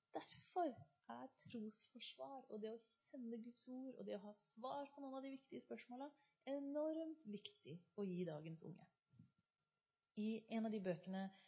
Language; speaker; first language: Norwegian; native; Norwegian